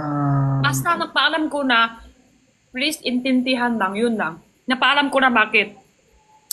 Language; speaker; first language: Filipino; non-native, learner; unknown